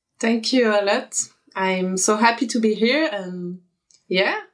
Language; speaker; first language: English; non-native, fluent; French